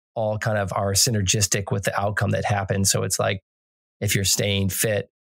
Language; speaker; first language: English; native; English